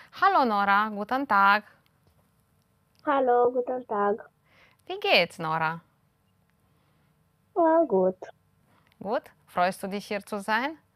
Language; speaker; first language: German; non-native, fluent; Romanian